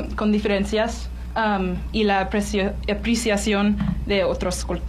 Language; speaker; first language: Spanish; non-native, learner; English